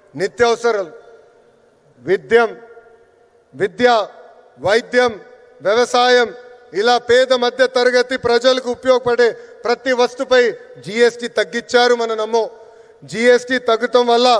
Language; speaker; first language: Telugu; native; Telugu